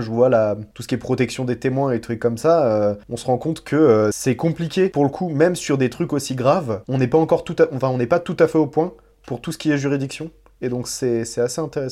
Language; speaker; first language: French; native; French